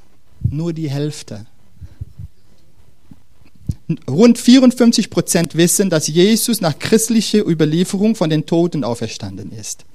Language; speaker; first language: German; non-native, fluent; Dutch